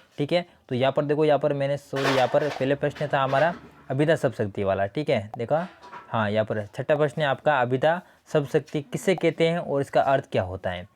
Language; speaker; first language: Hindi; native; Hindi